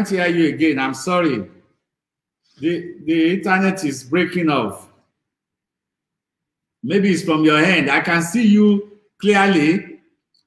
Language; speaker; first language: English; non-native, local second language; Yoruba